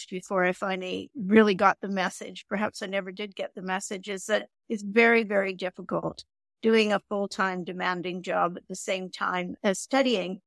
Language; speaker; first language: English; native; English